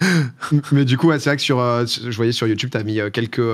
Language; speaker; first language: French; native; French